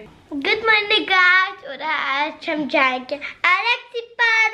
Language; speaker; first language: Hindi; early bilingual, heritage; Hindi